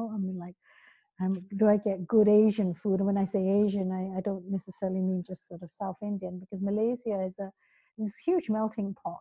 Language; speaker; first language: English; native; English